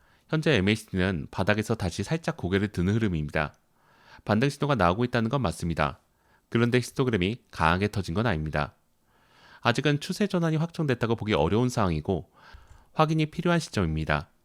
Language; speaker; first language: Korean; native; Korean